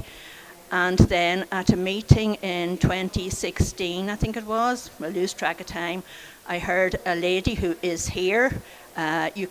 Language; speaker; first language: English; native; English